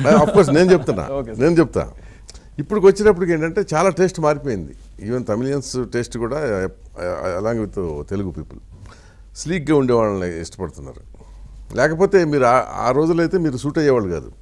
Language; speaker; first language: Telugu; native; Telugu